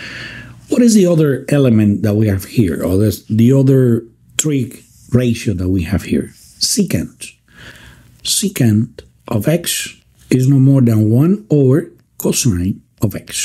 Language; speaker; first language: English; non-native, fluent; Spanish